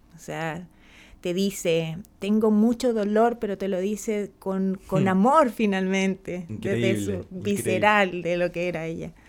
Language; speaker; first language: Spanish; native; Spanish